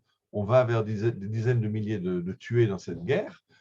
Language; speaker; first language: French; native; French